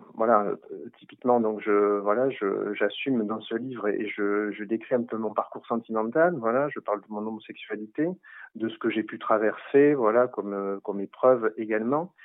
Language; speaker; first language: French; native; French